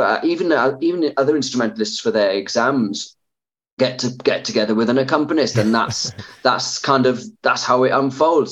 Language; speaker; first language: English; native; English